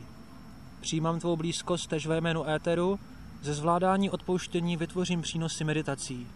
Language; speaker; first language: Czech; native; Czech